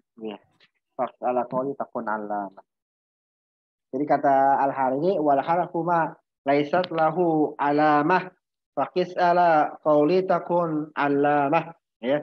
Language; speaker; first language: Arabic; non-native, fluent; Indonesian